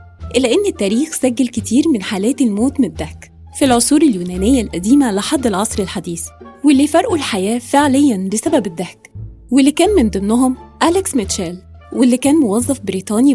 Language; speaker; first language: Arabic; native; Arabic